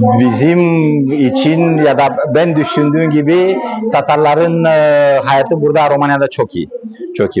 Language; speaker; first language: Turkish; non-native, learner; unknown